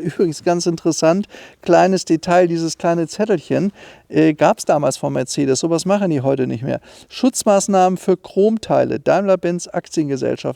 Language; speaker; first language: German; native; German